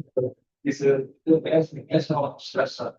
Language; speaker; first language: English; non-native, learner; Indonesian